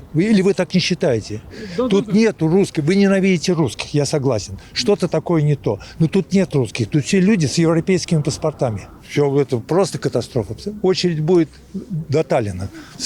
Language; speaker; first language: Russian; native; Russian